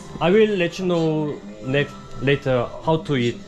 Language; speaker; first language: English; non-native, learner; Korean